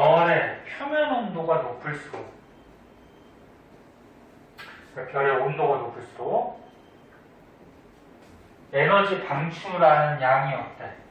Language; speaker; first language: Korean; native; Korean